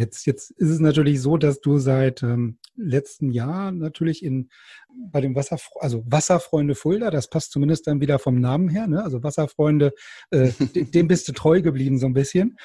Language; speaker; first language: German; native; German